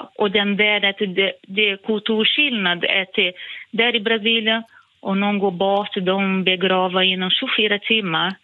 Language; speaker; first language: Swedish; non-native, fluent; Portuguese